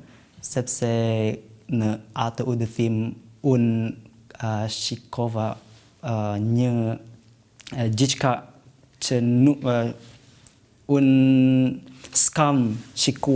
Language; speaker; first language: Albanian; non-native, learner; Indonesian